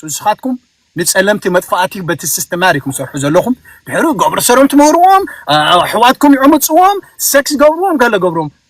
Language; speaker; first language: Tigrinya; early bilingual, heritage; Tigrinya